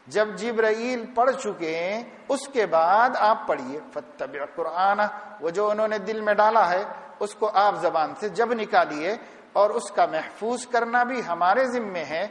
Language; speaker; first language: Urdu; native; Urdu